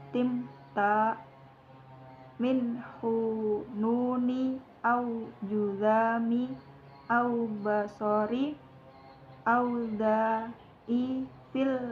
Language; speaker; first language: Arabic; non-native, learner; Indonesian